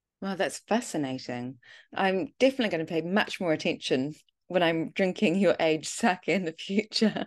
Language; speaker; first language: English; native; English